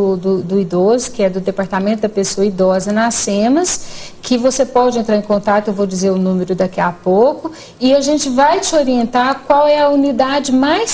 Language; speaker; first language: Portuguese; native; Portuguese